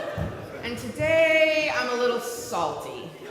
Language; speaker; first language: English; native; English